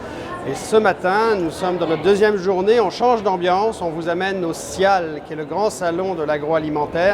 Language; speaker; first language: French; native; French